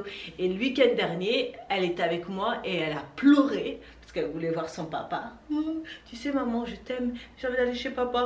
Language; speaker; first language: French; native; French